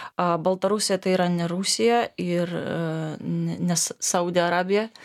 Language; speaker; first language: Lithuanian; non-native, fluent; Belarusian